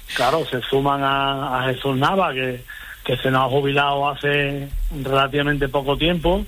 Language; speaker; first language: Spanish; native; Spanish